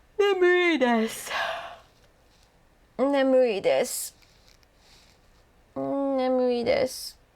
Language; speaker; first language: Japanese; non-native, fluent; English